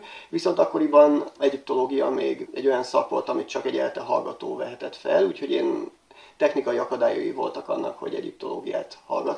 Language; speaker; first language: Hungarian; native; Hungarian